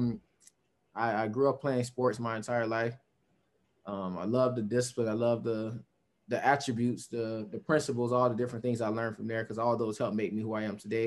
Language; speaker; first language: English; native; English